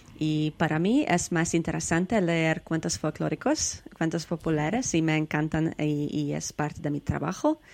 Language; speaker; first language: Spanish; non-native, learner; Hungarian